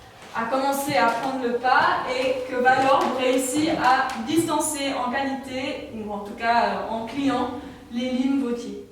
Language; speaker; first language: French; native; French